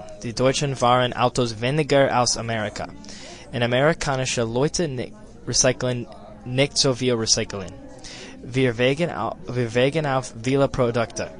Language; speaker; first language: German; non-native, learner; English